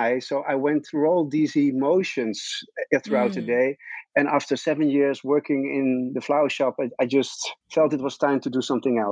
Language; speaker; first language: English; non-native, fluent; Dutch